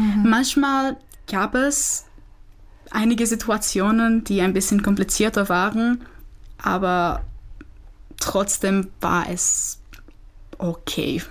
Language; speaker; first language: German; non-native, fluent; Czech